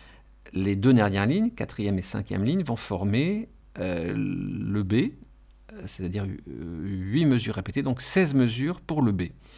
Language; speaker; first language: French; native; French